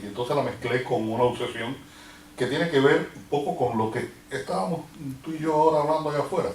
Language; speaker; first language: Spanish; native; Spanish